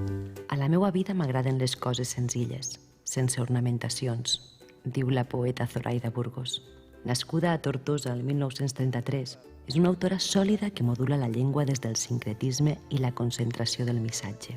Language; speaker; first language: Catalan; native; Catalan